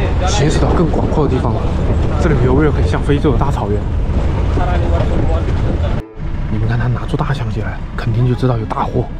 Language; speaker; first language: Chinese; native; Chinese